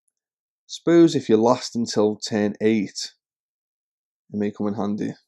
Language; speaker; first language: English; native; English